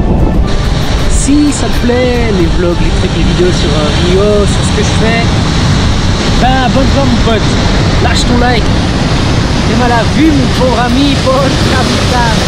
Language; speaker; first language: French; native; French